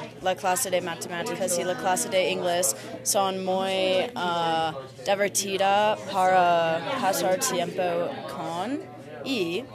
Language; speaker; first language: Spanish; non-native, learner; English